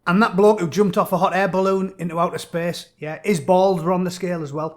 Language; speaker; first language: English; native; English